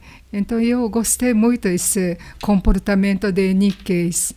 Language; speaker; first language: Portuguese; non-native, learner; Japanese